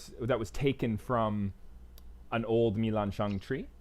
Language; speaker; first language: English; native; English